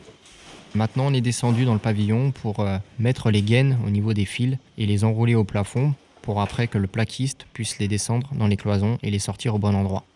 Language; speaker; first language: French; native; French